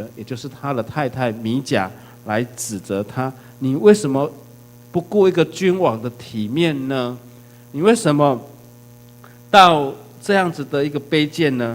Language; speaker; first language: Chinese; native; Chinese